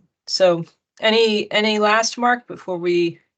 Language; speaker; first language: English; native; English